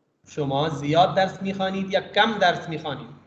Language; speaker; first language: Persian; non-native, fluent; Urdu